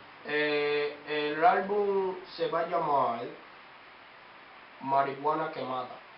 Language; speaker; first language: Spanish; non-native, learner; English